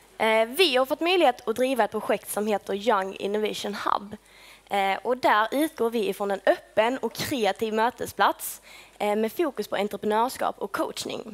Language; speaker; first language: Swedish; native; Swedish